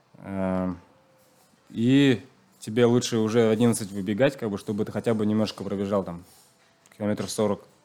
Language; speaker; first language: Russian; non-native, local second language; Chuvash